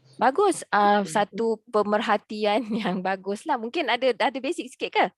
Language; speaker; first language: Malay; native; Malay